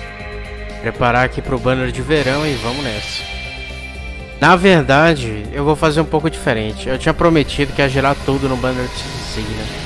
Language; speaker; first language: Portuguese; native; Portuguese